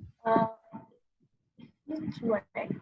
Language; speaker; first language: English; non-native, learner; Vietnamese